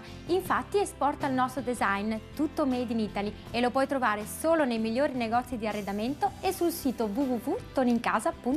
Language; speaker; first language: Italian; native; Italian